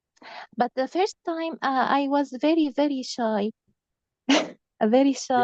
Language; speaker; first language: English; non-native, learner; Arabic